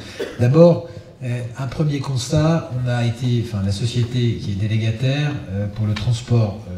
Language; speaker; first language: French; native; French